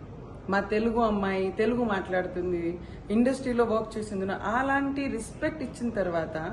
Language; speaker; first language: Telugu; non-native, fluent; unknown